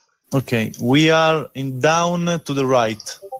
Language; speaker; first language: English; non-native, learner; Italian